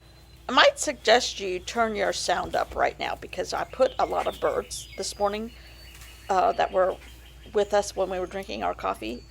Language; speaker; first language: English; native; English